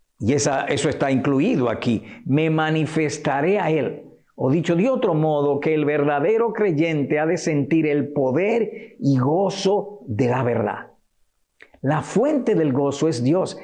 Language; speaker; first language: Spanish; native; Spanish